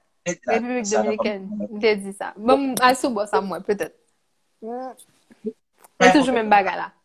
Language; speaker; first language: French; non-native, local second language; Haitian Creole